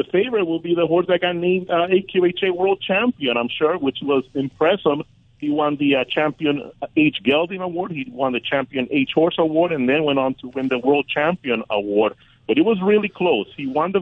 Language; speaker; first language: English; native; English